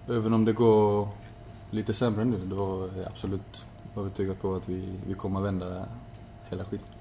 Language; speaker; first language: Swedish; non-native, learner; Icelandic